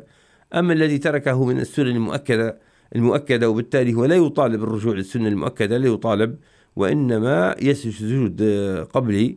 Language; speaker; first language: Arabic; native; Arabic